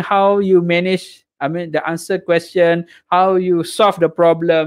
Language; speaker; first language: English; non-native, local second language; Malay